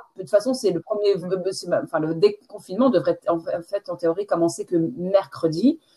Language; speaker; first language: French; native; French